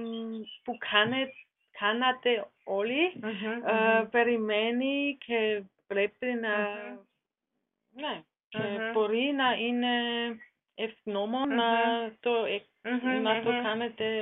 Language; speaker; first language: Greek; non-native, learner; German